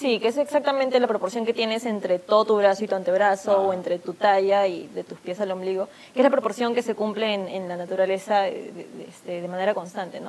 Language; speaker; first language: Spanish; native; Spanish